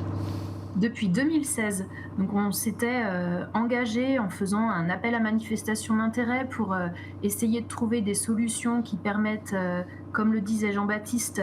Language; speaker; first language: French; native; French